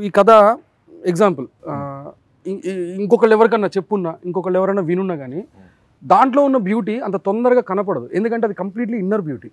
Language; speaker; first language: Telugu; native; Telugu